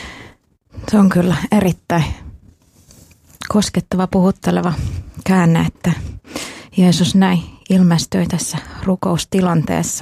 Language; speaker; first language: Finnish; native; Finnish